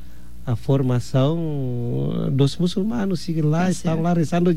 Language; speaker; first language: Portuguese; non-native, fluent; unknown